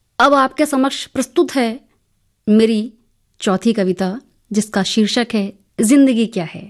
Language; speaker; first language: Hindi; native; Hindi